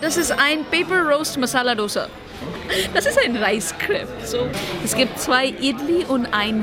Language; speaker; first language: German; non-native, learner; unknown